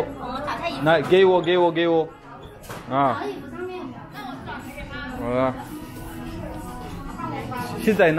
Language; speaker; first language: Chinese; non-native, learner; Rundi